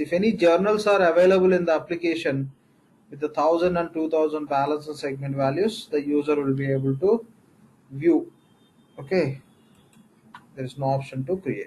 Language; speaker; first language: English; non-native, local second language; Telugu